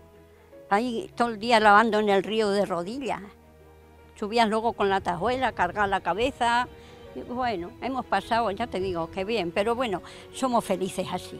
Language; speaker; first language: Spanish; native; Spanish